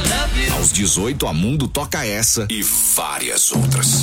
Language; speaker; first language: Portuguese; native; Portuguese